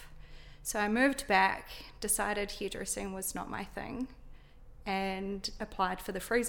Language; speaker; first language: English; native; English